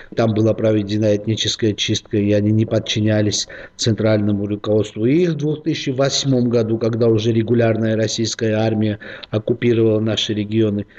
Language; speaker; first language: Russian; non-native, local second language; Georgian